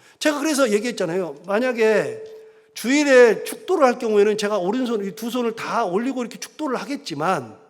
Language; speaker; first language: Korean; native; Korean